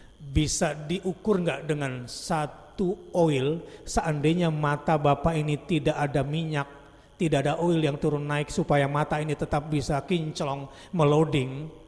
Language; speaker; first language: Indonesian; native; Indonesian